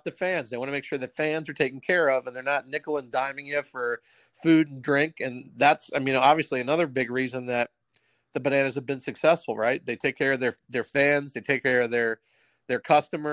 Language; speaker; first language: English; native; English